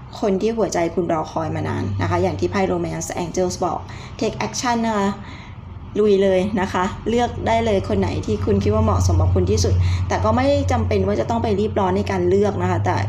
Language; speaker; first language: Thai; native; Thai